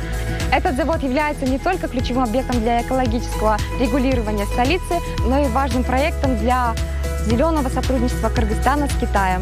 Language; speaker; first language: Russian; non-native, local second language; Kyrgyz